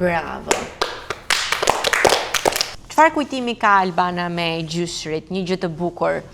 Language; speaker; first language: Albanian; native; Albanian